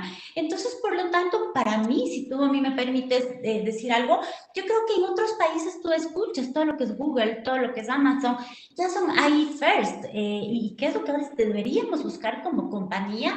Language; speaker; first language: Spanish; native; Spanish